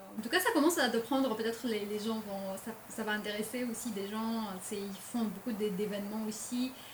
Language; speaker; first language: French; non-native, local second language; Arabic